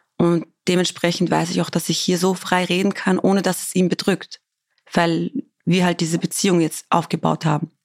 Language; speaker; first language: German; early bilingual, other home language; Albanian